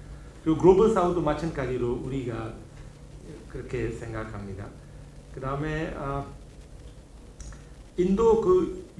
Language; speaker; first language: Korean; non-native, learner; Hindi